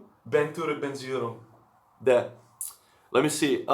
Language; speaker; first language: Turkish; non-native, learner; Dutch